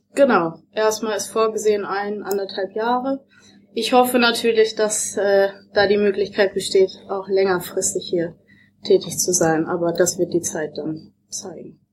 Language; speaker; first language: German; native; German